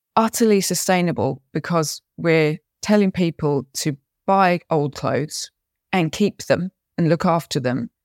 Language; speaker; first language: English; native; English